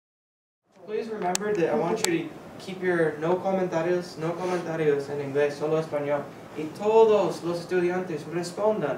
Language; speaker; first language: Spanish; non-native, fluent; English